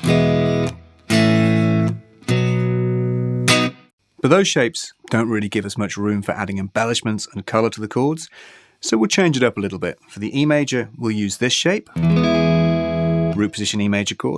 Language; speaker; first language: English; native; English